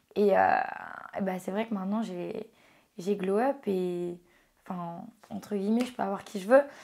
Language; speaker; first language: French; native; French